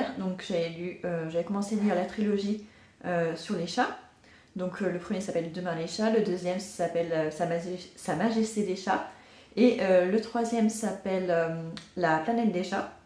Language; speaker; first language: French; native; French